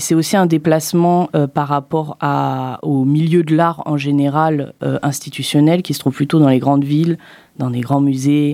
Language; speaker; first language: French; native; French